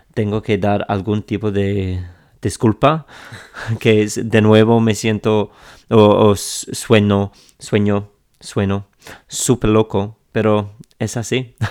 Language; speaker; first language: Spanish; non-native, fluent; English